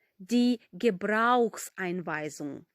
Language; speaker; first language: German; non-native, fluent; Ukrainian